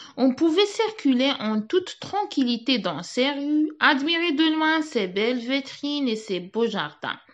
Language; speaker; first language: French; non-native, local second language; Arabic